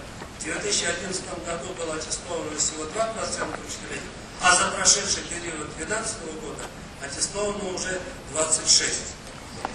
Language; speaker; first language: Russian; native; Russian